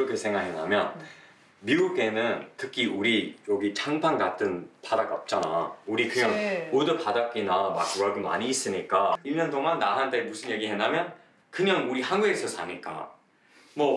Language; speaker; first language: Korean; non-native, fluent; English